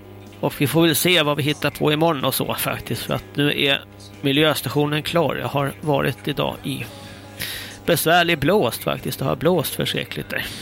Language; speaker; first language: Swedish; native; Swedish